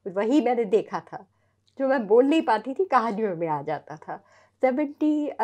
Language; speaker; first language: Hindi; native; Hindi